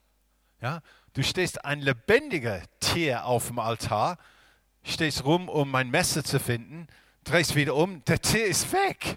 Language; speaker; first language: German; non-native, fluent; English